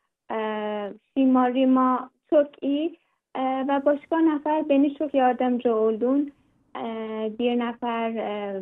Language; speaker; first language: Turkish; non-native, learner; Persian